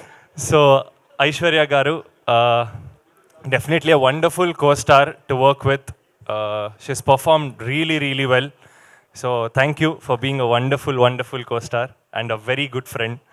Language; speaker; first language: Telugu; non-native, learner; Kannada